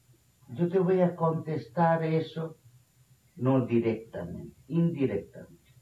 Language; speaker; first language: Spanish; non-native, fluent; Bangla